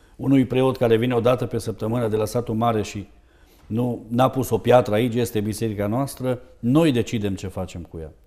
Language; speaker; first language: Romanian; native; Romanian